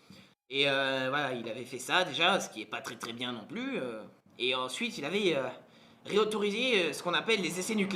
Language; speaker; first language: French; native; French